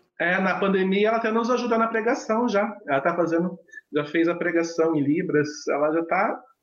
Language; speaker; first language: Portuguese; non-native, local second language; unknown